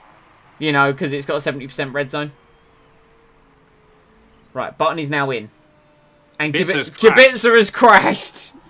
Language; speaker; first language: English; native; English